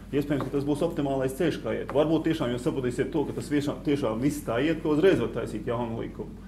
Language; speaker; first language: Latvian; native; Latvian